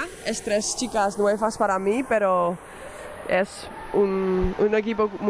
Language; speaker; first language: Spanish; non-native, learner; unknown